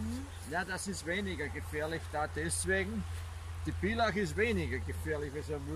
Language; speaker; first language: German; native; German